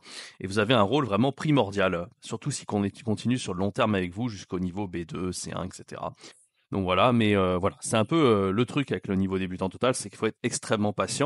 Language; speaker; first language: French; native; French